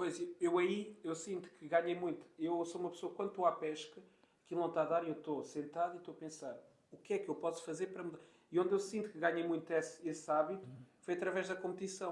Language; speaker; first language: Portuguese; native; Portuguese